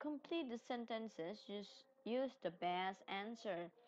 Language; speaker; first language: English; non-native, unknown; Indonesian